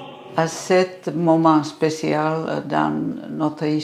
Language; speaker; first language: French; non-native, fluent; Finnish